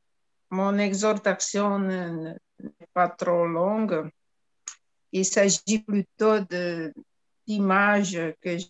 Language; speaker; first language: French; non-native, fluent; Italian